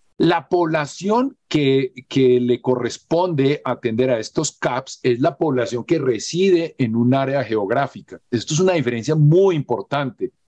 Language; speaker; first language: Spanish; native; Spanish